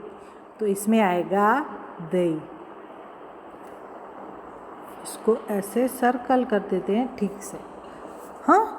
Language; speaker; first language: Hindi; native; Hindi